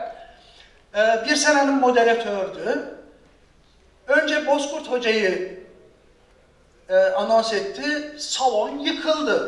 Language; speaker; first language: Turkish; native; Turkish